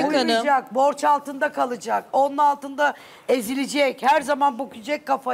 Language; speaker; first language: Turkish; native; Turkish